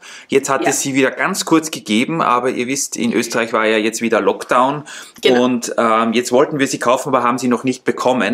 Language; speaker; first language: German; native; German